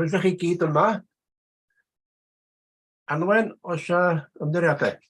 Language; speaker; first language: Welsh; native; Welsh